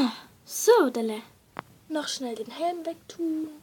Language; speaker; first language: German; native; German